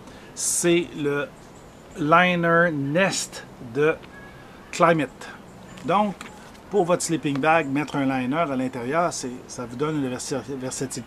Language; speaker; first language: French; native; French